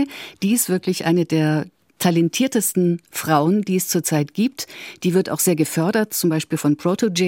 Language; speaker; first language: German; native; German